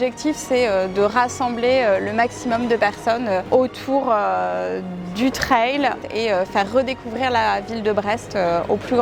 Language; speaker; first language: French; native; French